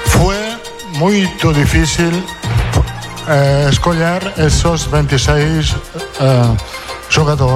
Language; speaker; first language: Portuguese; non-native, fluent; Italian